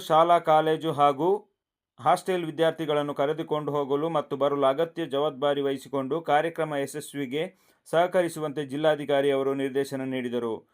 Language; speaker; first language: Kannada; non-native, local second language; Kodava